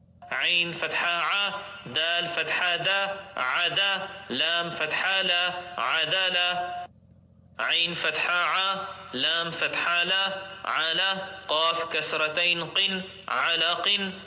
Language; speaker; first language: Arabic; non-native, fluent; Oromo